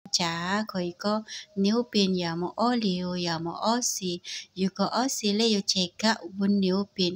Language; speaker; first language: Cantonese; non-native, fluent; Indonesian